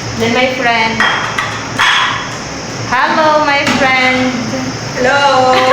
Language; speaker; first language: English; non-native, learner; Cebuano